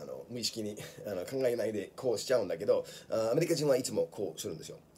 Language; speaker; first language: Japanese; non-native, fluent; English